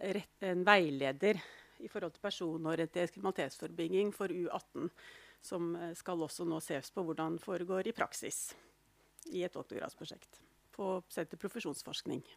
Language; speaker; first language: Norwegian; native; Norwegian